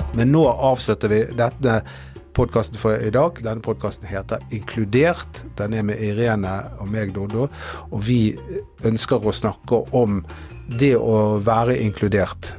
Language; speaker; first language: Norwegian; non-native, fluent; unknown